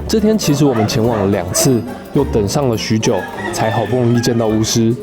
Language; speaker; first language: Chinese; native; Chinese